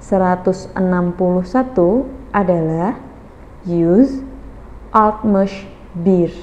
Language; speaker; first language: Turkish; non-native, fluent; Indonesian